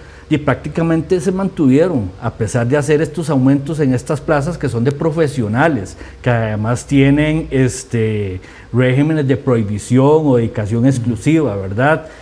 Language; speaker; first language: Spanish; native; Spanish